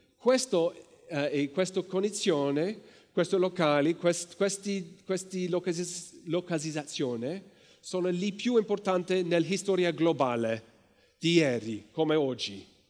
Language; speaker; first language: Italian; non-native, learner; English